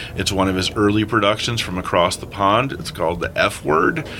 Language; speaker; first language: English; native; English